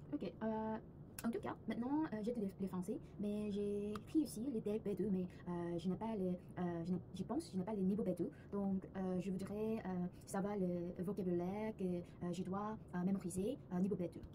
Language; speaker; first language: French; non-native, learner; Korean